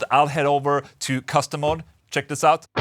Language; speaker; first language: English; non-native, fluent; Swedish